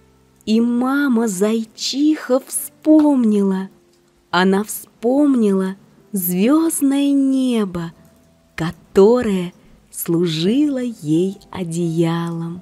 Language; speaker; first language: Russian; native; Russian